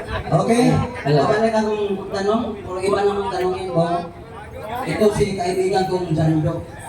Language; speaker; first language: Filipino; non-native, local second language; Cebuano